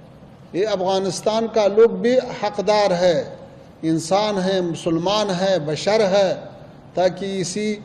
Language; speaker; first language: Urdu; non-native, fluent; Pashto